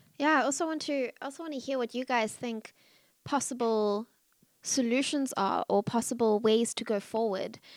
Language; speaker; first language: English; native; English